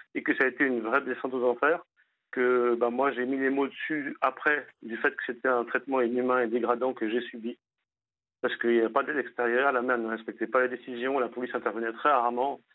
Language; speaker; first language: French; native; French